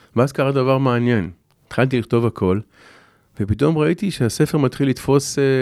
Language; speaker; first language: Hebrew; native; Hebrew